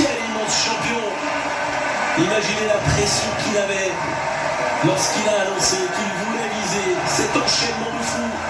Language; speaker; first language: French; native; French